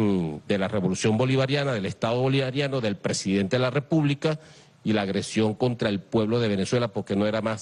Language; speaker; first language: Spanish; native; Spanish